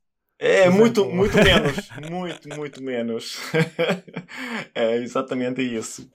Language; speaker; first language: Portuguese; non-native, fluent; Italian